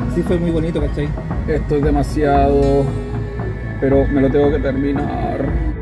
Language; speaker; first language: Spanish; native; Spanish